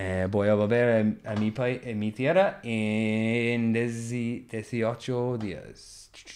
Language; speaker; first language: Spanish; non-native, learner; English